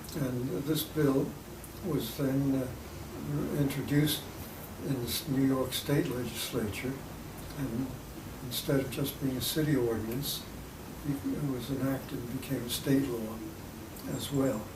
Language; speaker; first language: English; native; English